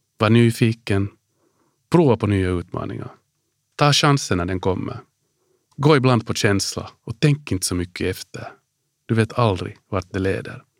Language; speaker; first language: Swedish; native; Swedish